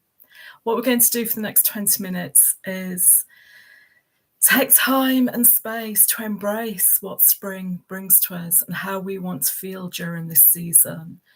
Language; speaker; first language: English; native; English